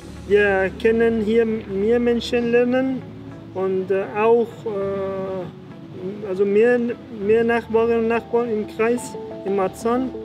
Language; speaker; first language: German; non-native, fluent; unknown